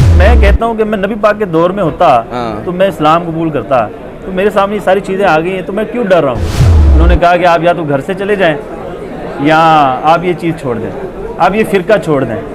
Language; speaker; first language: Urdu; non-native, local second language; Punjabi